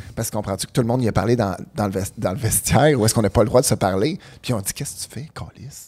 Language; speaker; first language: French; native; French